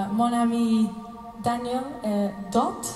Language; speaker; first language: French; non-native, learner; English